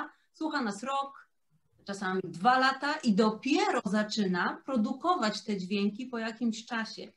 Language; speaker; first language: Polish; native; Polish